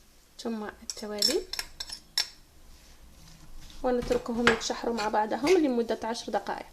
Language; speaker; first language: Arabic; native; Arabic